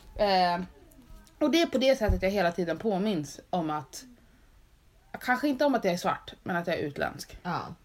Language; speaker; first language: Swedish; native; Swedish